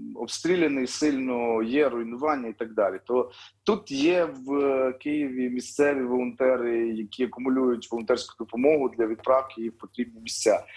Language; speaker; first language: Ukrainian; native; Ukrainian